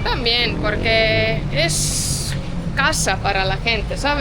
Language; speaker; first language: Spanish; non-native, fluent; Estonian